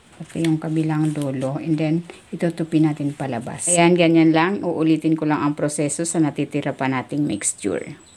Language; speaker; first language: Filipino; non-native, local second language; Bikol